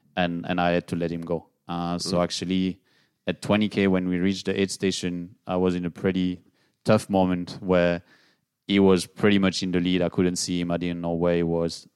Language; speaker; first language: English; non-native, fluent; French